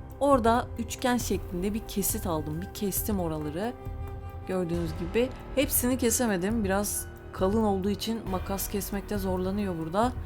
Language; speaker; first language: Turkish; native; Turkish